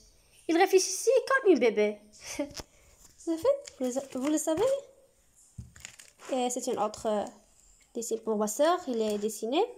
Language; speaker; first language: French; non-native, learner; Arabic